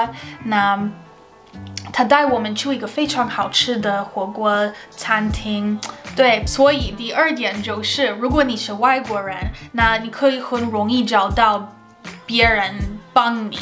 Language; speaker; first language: Chinese; non-native, fluent; English